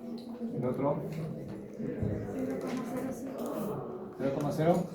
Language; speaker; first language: Spanish; native; Spanish